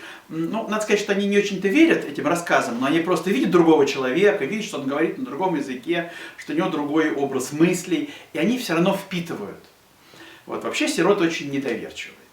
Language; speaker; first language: Russian; native; Russian